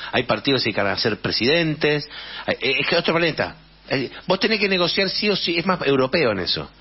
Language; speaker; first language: Spanish; native; Spanish